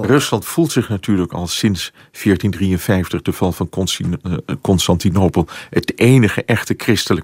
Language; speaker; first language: Dutch; native; Dutch